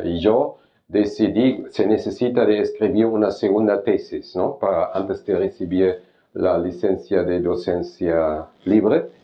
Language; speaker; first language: Spanish; non-native, fluent; German